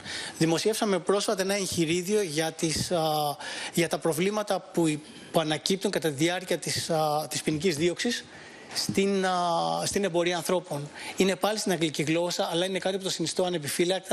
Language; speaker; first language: Greek; native; Greek